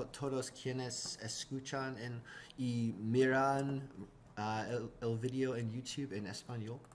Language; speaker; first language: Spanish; non-native, learner; English